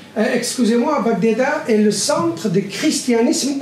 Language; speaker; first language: French; non-native, learner; Arabic